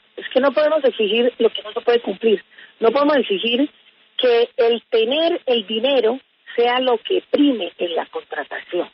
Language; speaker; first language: Spanish; native; Spanish